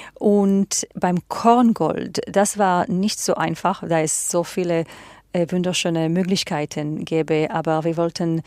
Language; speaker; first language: German; non-native, fluent; Hebrew